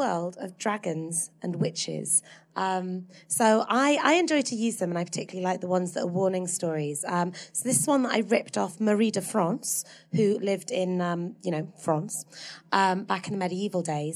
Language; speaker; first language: English; native; English